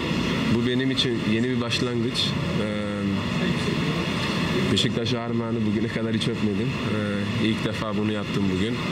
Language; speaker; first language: Turkish; early bilingual, heritage; Turkish